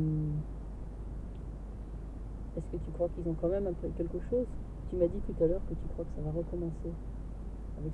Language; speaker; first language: French; native; French